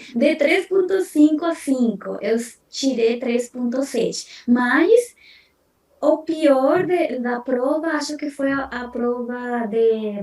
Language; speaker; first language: Portuguese; non-native, fluent; Spanish